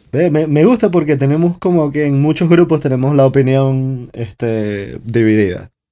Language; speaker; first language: Spanish; native; Spanish